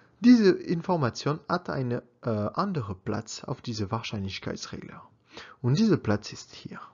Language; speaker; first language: German; non-native, learner; French